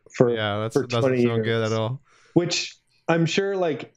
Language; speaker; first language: English; native; English